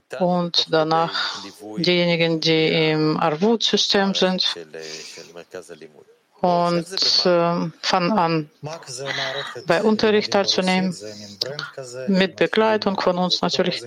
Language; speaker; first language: German; non-native, fluent; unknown